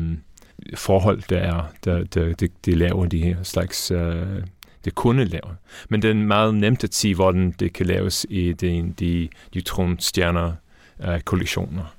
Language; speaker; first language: Danish; non-native, fluent; English